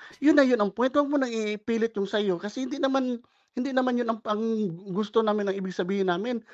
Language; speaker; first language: Filipino; non-native, local second language; Cebuano